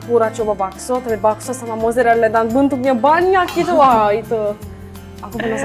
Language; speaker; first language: Indonesian; non-native, fluent; Turkish